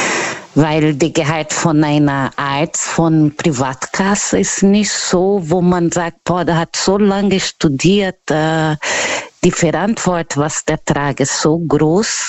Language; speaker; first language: German; non-native, learner; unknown